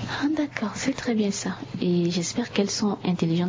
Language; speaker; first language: French; native; French